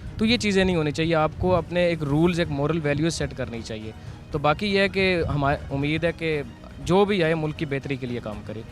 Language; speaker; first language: Urdu; non-native, local second language; Punjabi